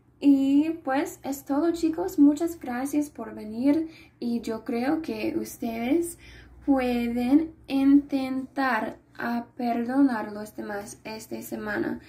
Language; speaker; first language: Spanish; non-native, fluent; English